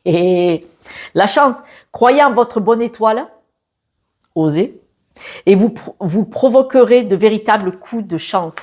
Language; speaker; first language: French; native; French